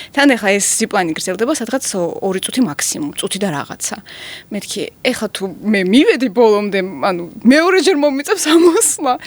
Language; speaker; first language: Georgian; non-native, local second language; Russian